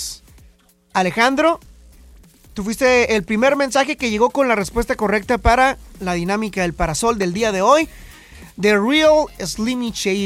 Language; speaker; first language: Spanish; native; Spanish